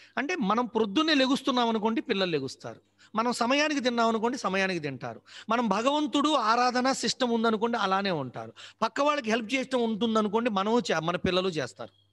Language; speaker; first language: Telugu; native; Telugu